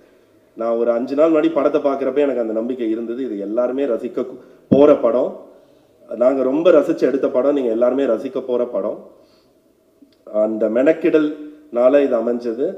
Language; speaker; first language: Tamil; native; Tamil